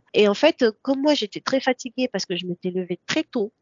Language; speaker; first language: French; non-native, local second language; Comorian